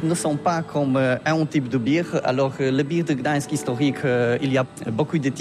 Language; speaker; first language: French; non-native, learner; Polish